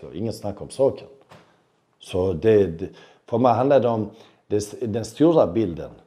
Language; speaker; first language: Swedish; early bilingual, other home language; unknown